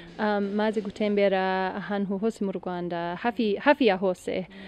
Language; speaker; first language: Kinyarwanda; non-native, learner; English